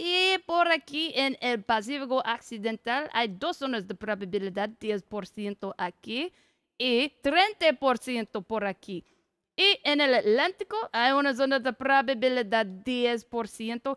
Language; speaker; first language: Spanish; non-native, learner; English